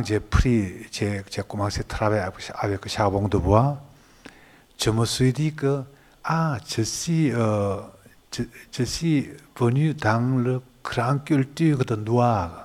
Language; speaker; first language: French; non-native, learner; Korean